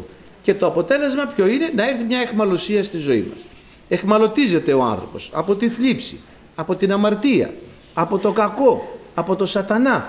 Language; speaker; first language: Greek; native; Greek